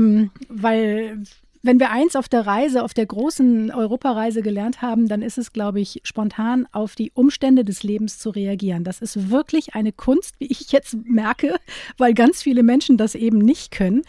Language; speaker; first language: German; native; German